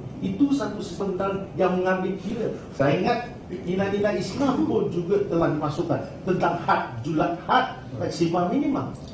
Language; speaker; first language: Malay; non-native, local second language; Chinese